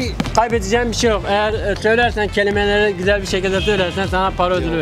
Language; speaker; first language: Turkish; native; Turkish